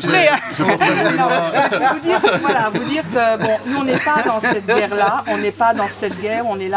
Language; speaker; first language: French; native; French